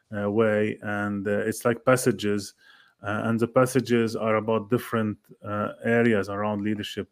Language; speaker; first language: English; non-native, fluent; Arabic